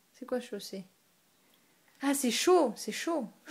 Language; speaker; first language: French; native; French